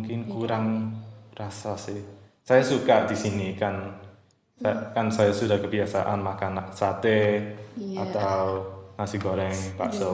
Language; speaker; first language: Indonesian; early bilingual, heritage; English